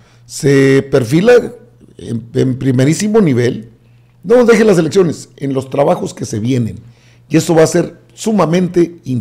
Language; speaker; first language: Spanish; native; Spanish